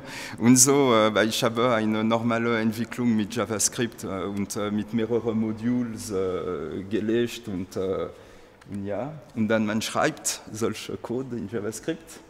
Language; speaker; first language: German; non-native, learner; French